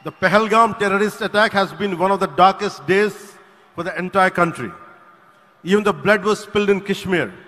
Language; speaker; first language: English; non-native, local second language; Telugu